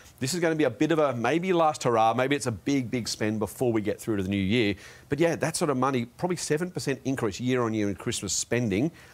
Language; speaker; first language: English; native; English